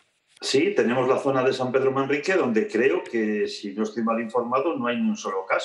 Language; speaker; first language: Spanish; native; Spanish